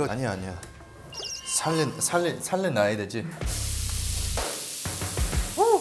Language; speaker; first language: Korean; early bilingual, heritage; Korean